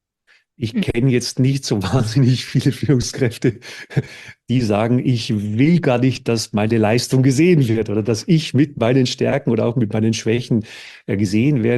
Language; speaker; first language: German; native; German